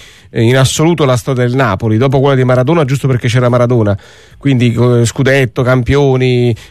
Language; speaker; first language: Italian; native; Italian